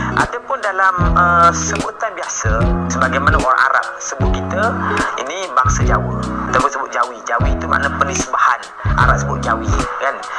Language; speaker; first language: Malay; native; Malay